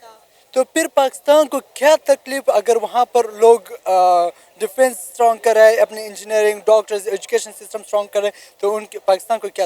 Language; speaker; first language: Hindi; non-native, local second language; Pashto